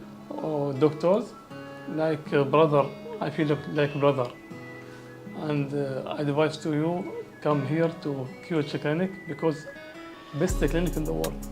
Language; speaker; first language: English; non-native, learner; Arabic